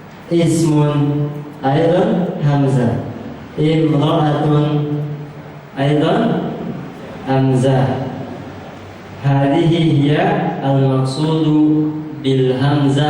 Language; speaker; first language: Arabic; non-native, fluent; Indonesian